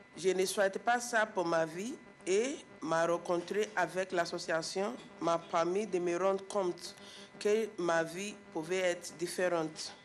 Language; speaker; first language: French; non-native, learner; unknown